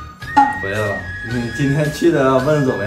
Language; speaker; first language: Chinese; native; Chinese